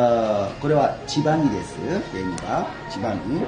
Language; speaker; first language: Japanese; non-native, learner; Korean